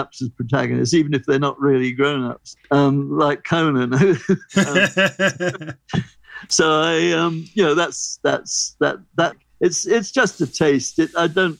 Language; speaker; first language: English; native; English